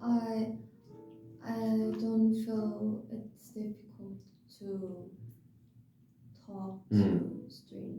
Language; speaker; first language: English; non-native, learner; Korean